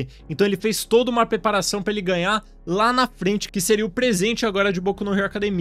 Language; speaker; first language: Portuguese; native; Portuguese